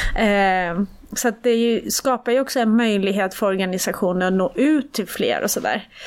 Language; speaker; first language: Swedish; early bilingual, other home language; Persian